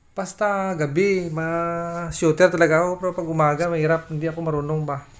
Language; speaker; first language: Filipino; non-native, local second language; Hiligaynon